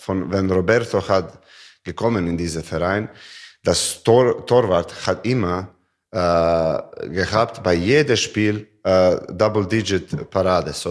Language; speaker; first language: German; non-native, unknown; Serbian